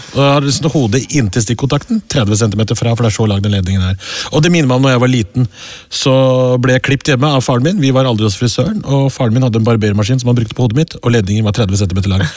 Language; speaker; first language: Norwegian; early bilingual, other home language; Urdu